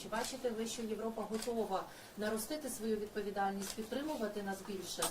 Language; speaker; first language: Ukrainian; native; Ukrainian